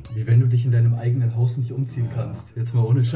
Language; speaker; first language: German; native; German